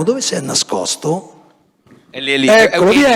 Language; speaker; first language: Italian; native; Italian